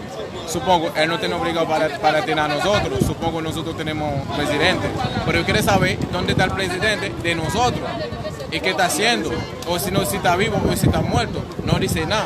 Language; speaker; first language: Spanish; non-native, fluent; Haitian Creole